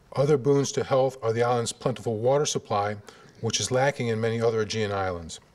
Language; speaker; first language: English; native; English